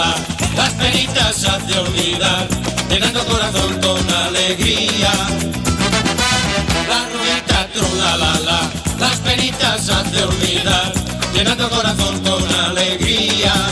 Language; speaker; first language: Spanish; non-native, learner; English